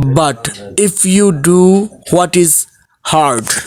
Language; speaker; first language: English; non-native, local second language; Bangla